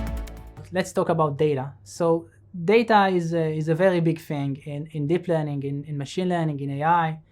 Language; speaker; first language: English; non-native, fluent; Hebrew